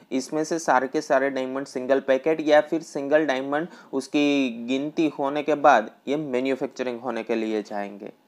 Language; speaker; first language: Hindi; non-native, local second language; Gujarati